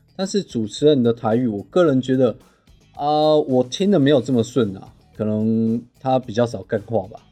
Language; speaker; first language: Chinese; non-native, local second language; Min Nan Chinese